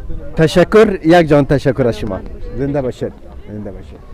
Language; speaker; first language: Persian; non-native, local second language; Uzbek